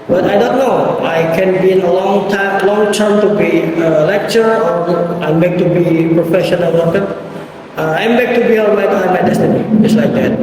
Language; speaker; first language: English; non-native, learner; Indonesian